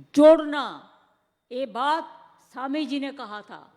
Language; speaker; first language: Hindi; non-native, local second language; Bangla